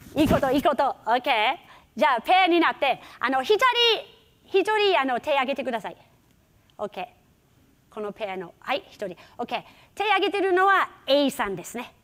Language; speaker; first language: Japanese; non-native, fluent; English